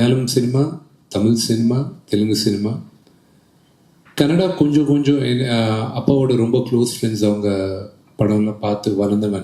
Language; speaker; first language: Tamil; early bilingual, heritage; Telugu